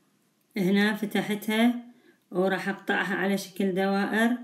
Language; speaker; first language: Arabic; native; Arabic